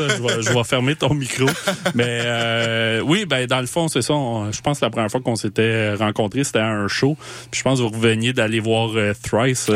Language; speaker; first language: French; native; French